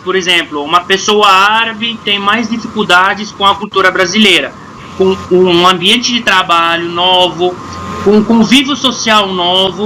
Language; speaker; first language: Portuguese; non-native, fluent; Arabic